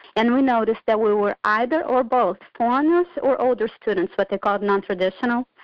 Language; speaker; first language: English; non-native, fluent; Portuguese